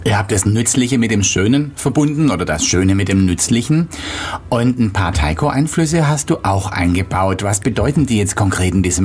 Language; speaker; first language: German; native; German